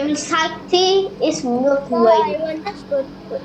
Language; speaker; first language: English; non-native, learner; Indonesian